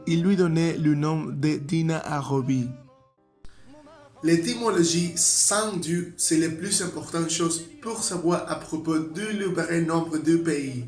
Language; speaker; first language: French; non-native, learner; Spanish